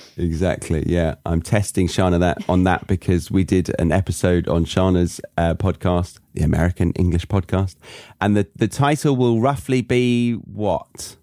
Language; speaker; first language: English; native; English